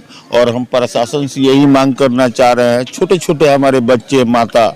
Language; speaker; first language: Hindi; native; Hindi